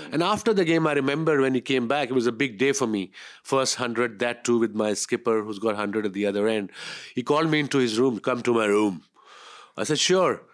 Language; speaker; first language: English; non-native, local second language; Urdu